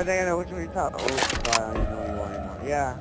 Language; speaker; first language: English; native; English